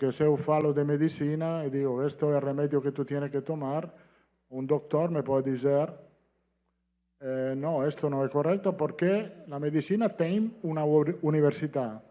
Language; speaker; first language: Portuguese; non-native, fluent; Italian